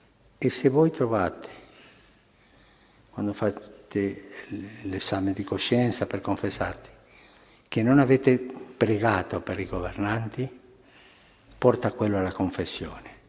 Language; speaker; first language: Italian; non-native, fluent; Spanish